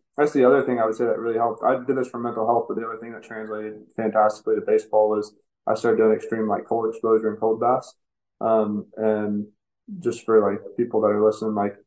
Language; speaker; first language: English; native; English